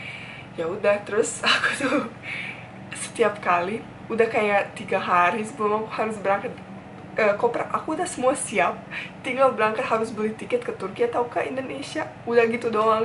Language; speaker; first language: Indonesian; non-native, fluent; Bosnian